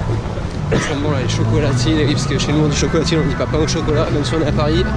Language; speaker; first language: French; native; French